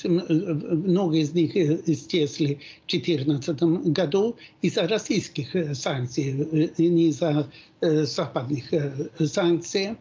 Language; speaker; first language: Russian; non-native, fluent; Swedish